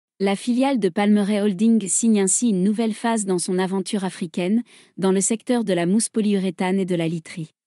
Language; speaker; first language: French; non-native, local second language; Arabic